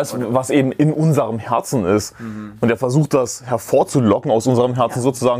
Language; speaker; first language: German; native; German